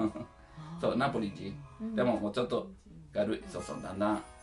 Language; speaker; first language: Japanese; non-native, learner; Italian